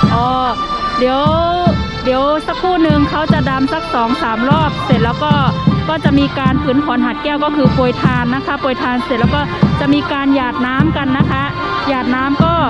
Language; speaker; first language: Thai; non-native, fluent; Khün